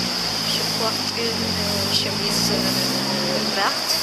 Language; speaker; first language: French; non-native, fluent; Indonesian